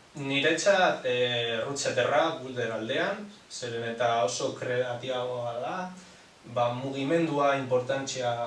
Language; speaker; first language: Basque; non-native, local second language; Spanish